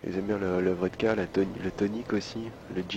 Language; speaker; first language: French; native; French